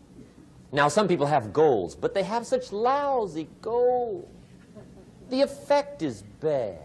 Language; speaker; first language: English; native; English